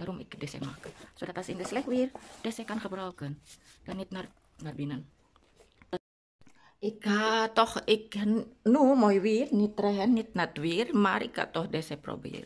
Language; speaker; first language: Dutch; non-native, learner; Indonesian